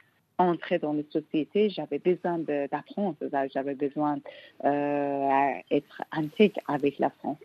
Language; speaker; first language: French; non-native, learner; Persian